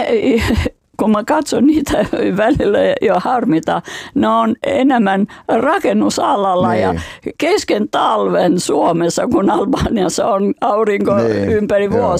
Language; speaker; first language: Finnish; non-native, fluent; Albanian